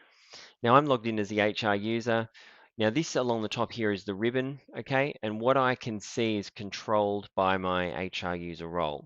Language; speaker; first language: English; native; English